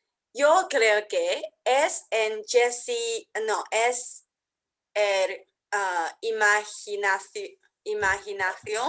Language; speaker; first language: Spanish; non-native, learner; English